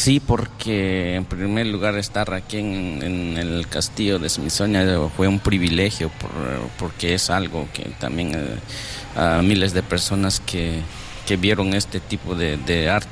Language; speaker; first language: Spanish; non-native, local second language; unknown